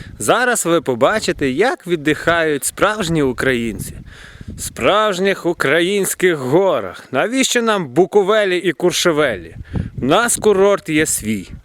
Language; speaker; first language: Ukrainian; native; Ukrainian